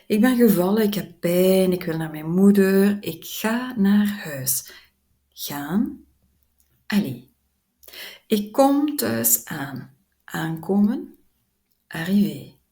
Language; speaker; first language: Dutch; non-native, local second language; French